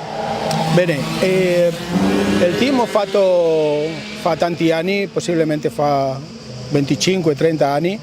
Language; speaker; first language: Italian; non-native, learner; Spanish